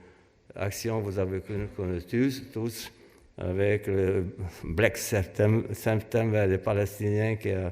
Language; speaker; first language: French; non-native, fluent; Hungarian